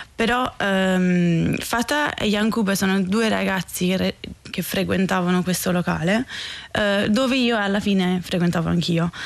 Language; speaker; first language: Italian; non-native, fluent; English